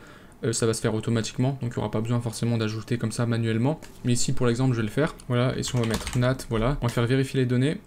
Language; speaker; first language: French; native; French